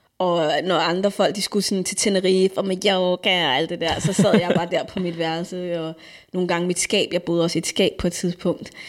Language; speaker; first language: Danish; native; Danish